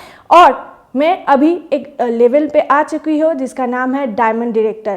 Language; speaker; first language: Hindi; non-native, local second language; Odia